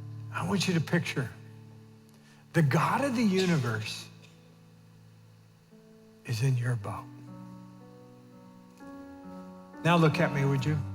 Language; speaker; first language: English; native; English